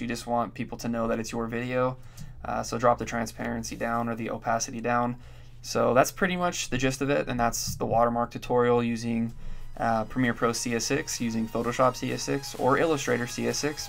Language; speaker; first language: English; native; English